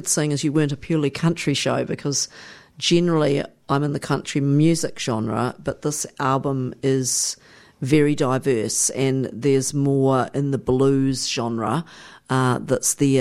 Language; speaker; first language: English; native; English